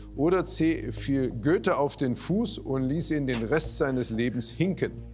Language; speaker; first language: German; native; German